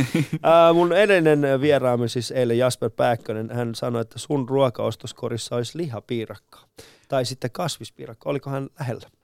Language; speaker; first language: Finnish; early bilingual, other home language; Persian